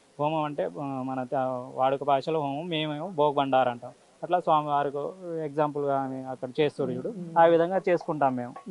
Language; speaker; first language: Telugu; non-native, local second language; Lambadi